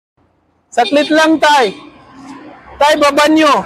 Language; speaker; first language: Filipino; non-native, learner; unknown